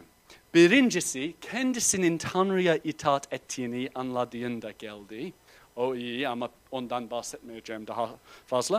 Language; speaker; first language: Turkish; non-native, fluent; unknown